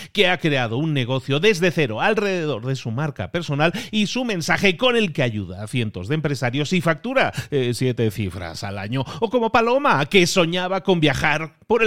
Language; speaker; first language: Spanish; native; Spanish